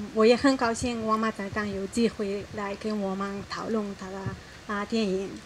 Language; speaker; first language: Chinese; non-native, fluent; Spanish